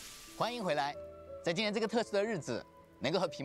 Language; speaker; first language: Chinese; native; Chinese